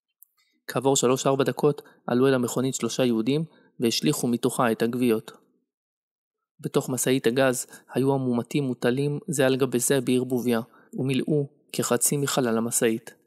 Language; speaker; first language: Hebrew; native; Hebrew